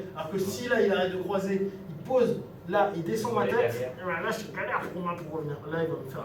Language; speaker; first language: French; native; French